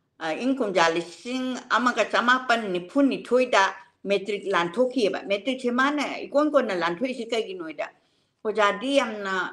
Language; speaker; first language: Manipuri; native; Manipuri